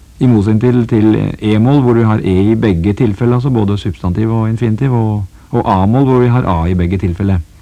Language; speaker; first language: Norwegian; native; Norwegian